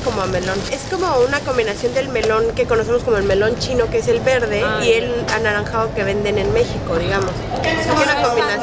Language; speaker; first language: Spanish; native; Spanish